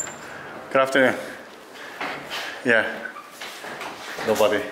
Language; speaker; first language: English; non-native, learner; Chinese